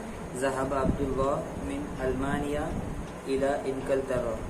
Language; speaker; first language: Arabic; non-native, learner; Urdu